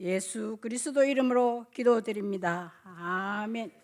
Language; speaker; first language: Korean; native; Korean